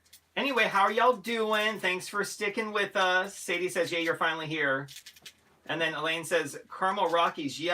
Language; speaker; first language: English; native; English